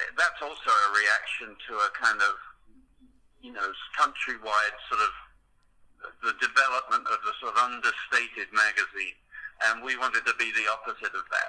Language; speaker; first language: English; native; English